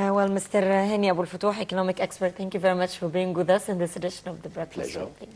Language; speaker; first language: English; non-native, fluent; Arabic